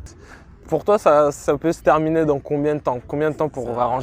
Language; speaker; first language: French; native; French